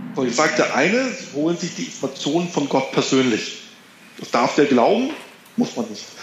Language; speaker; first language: German; native; German